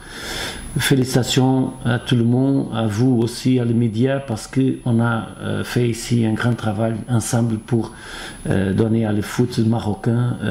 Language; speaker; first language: French; non-native, fluent; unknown